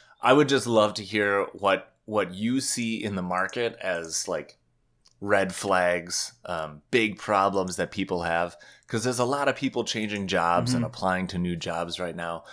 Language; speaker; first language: English; native; English